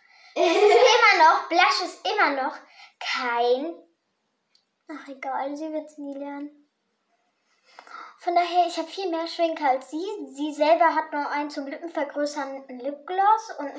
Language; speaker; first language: German; early bilingual, other home language; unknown